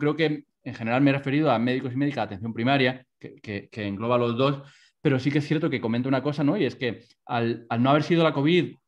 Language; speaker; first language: Spanish; native; Spanish